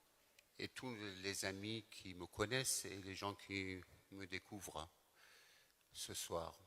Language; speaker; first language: French; non-native, fluent; Persian